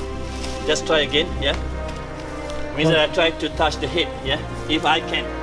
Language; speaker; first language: English; non-native, fluent; Malay